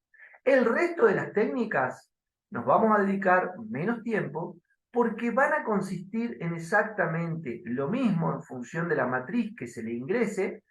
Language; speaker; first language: Spanish; native; Spanish